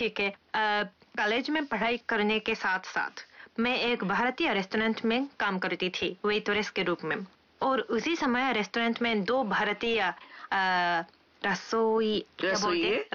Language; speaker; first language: Hindi; non-native, fluent; Japanese